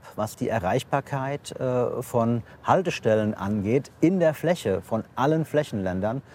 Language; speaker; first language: German; native; German